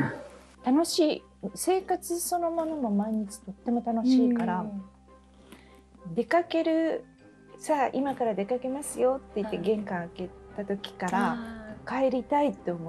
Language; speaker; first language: Japanese; native; Japanese